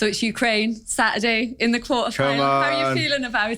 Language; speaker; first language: English; native; English